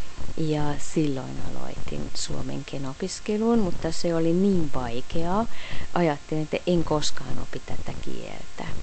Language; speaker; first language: Finnish; non-native, fluent; Hungarian